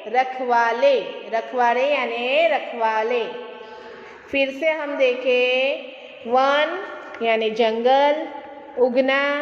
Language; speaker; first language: Hindi; non-native, local second language; Gujarati